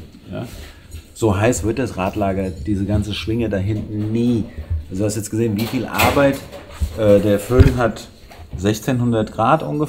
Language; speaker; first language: German; native; German